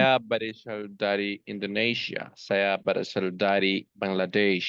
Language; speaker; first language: Indonesian; non-native, learner; Bangla